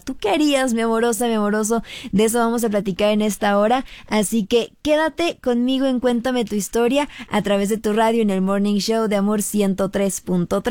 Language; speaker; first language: Spanish; native; Spanish